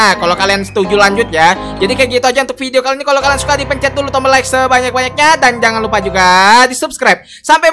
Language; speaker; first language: Indonesian; native; Indonesian